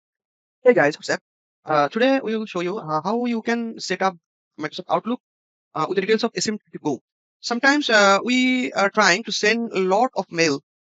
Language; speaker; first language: English; non-native, local second language; Bangla